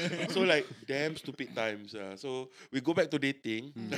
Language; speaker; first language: English; non-native, local second language; Malay